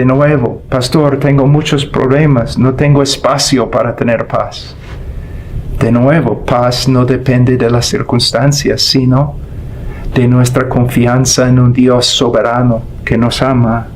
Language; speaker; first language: Spanish; non-native, fluent; English